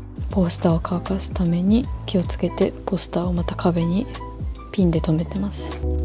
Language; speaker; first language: Japanese; early bilingual, other home language; English